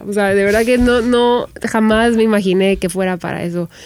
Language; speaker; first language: Spanish; native; Spanish